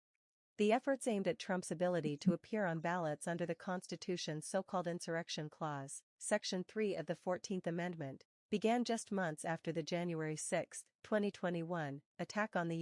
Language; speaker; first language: English; native; English